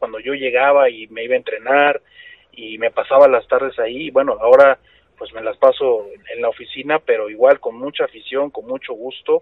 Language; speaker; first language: Spanish; native; Spanish